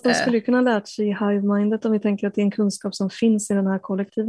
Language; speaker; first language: Swedish; native; Swedish